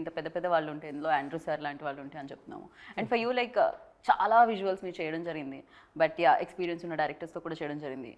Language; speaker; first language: Telugu; native; Telugu